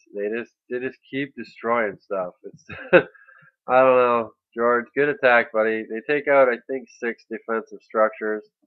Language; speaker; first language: English; native; English